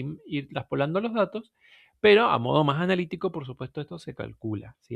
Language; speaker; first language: Spanish; native; Spanish